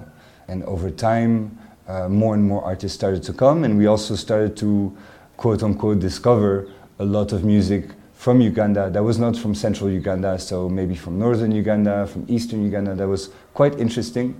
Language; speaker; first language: English; non-native, fluent; French